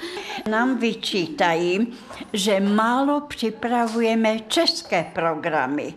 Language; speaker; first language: Czech; non-native, fluent; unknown